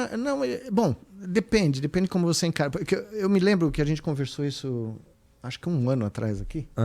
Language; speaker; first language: Portuguese; native; Portuguese